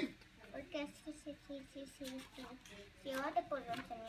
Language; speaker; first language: Spanish; early bilingual, other home language; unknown